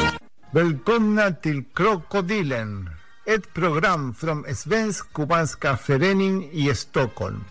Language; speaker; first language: Swedish; non-native, fluent; Spanish